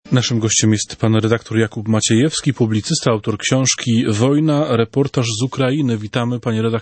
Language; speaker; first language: Polish; native; Polish